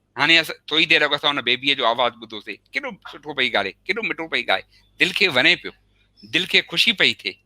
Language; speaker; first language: Sindhi; early bilingual, heritage; Sindhi